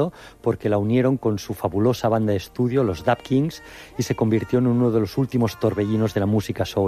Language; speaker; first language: Spanish; native; Spanish